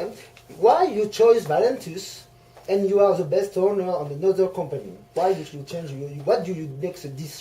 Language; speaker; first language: English; non-native, learner; French